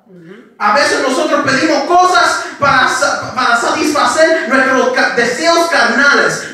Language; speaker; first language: Spanish; early bilingual, heritage; Spanish